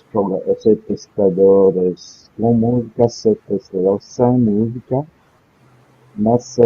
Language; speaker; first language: Portuguese; non-native, fluent; French